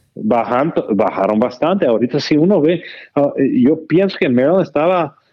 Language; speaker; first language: Spanish; early bilingual, heritage; Spanish